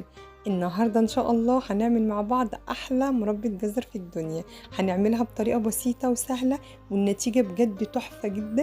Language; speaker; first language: Arabic; native; Arabic